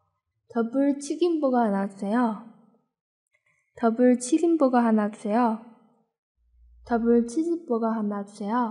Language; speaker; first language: Korean; non-native, fluent; Chinese